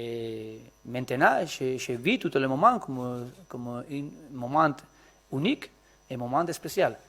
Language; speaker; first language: French; non-native, learner; Spanish